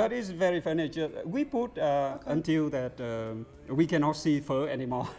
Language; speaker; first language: English; non-native, learner; Vietnamese